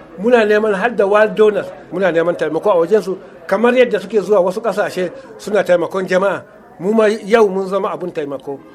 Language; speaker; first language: Hausa; non-native, local second language; Fula